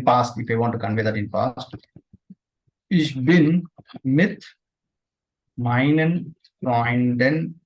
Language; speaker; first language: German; non-native, fluent; Tamil